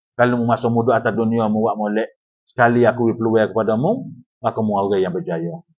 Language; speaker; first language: Malay; native; Malay